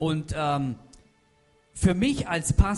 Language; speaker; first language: German; non-native, fluent; Russian